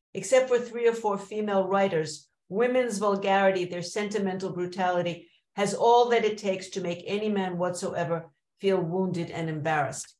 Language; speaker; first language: English; native; English